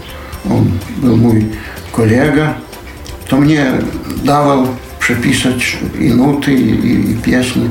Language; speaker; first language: Polish; non-native, local second language; Belarusian